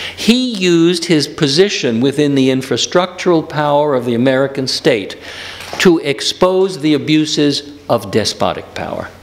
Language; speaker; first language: English; native; English